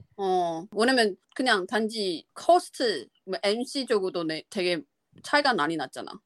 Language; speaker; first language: Korean; non-native, fluent; Chinese